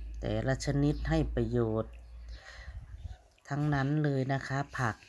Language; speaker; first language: Thai; non-native, local second language; Lao